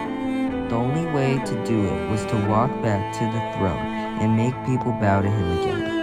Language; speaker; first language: English; non-native, fluent; Chinese